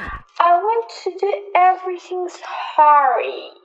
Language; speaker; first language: English; non-native, learner; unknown